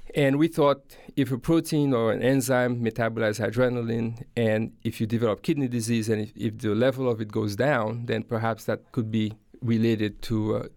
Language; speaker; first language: English; non-native, fluent; Haitian Creole